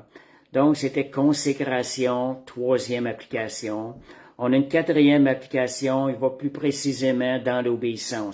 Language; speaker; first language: French; native; French